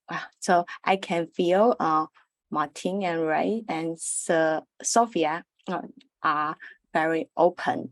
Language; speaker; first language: English; non-native, learner; Chinese